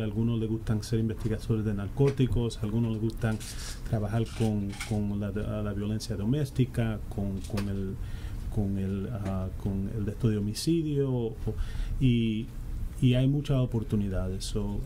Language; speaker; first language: Spanish; early bilingual, heritage; Spanish